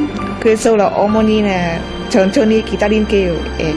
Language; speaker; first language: Korean; non-native, learner; Vietnamese